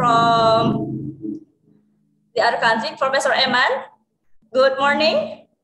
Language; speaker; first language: English; non-native, learner; Indonesian